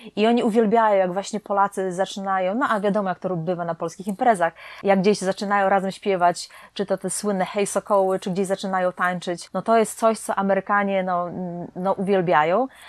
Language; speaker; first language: Polish; native; Polish